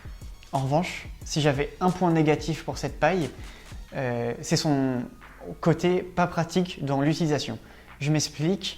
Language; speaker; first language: French; native; French